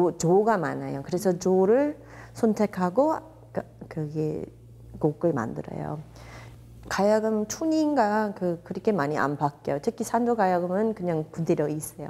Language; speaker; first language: Korean; non-native, fluent; English